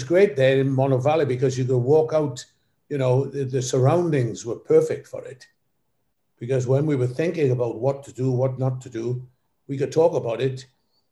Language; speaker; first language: English; native; English